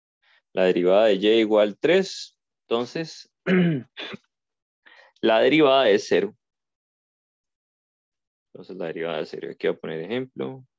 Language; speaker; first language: Spanish; native; Spanish